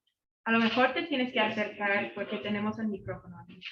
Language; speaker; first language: Spanish; non-native, fluent; English